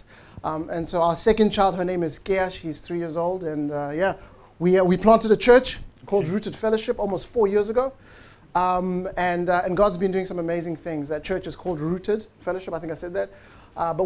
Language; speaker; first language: English; non-native, local second language; Tswana